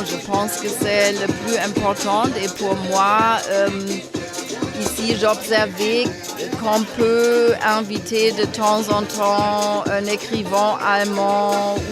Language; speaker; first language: French; non-native, fluent; German